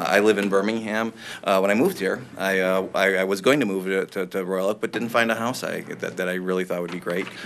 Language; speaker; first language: English; native; English